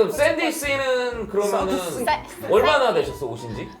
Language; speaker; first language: Korean; native; Korean